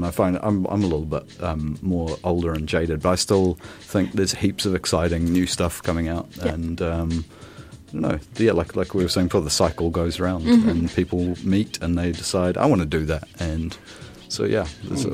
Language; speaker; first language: English; native; English